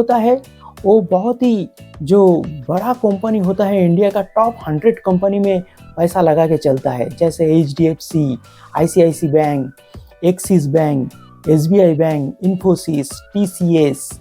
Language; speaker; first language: Hindi; non-native, local second language; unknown